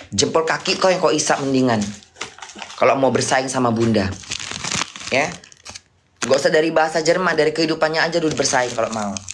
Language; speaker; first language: Indonesian; native; Indonesian